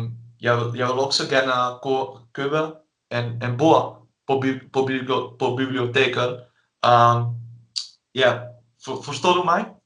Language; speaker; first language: Swedish; non-native, learner; Dutch